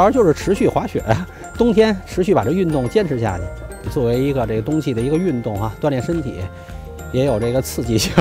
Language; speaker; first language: Chinese; native; Chinese